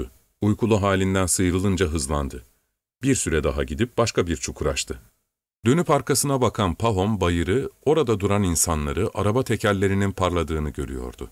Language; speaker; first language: Turkish; native; Turkish